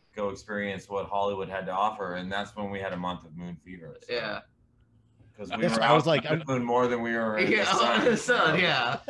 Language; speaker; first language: English; native; English